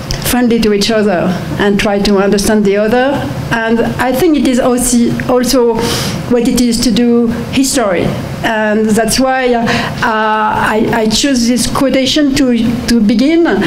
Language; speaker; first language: English; non-native, fluent; French